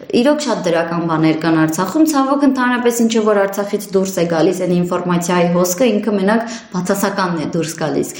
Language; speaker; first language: Armenian; early bilingual, heritage; Armenian